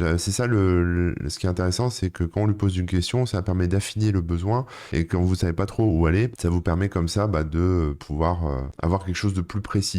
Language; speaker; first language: French; native; French